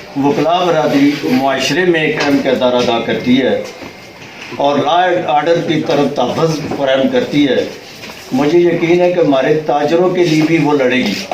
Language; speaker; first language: Urdu; non-native, local second language; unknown